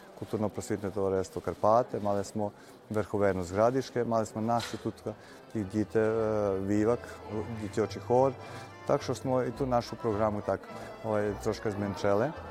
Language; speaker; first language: Ukrainian; early bilingual, heritage; Ukrainian